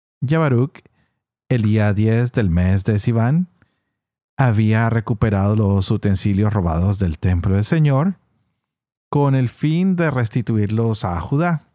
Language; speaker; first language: Spanish; native; Spanish